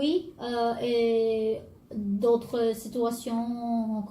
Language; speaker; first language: French; non-native, learner; Portuguese